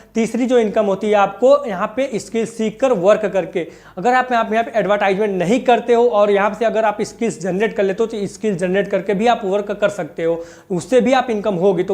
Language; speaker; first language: Hindi; native; Hindi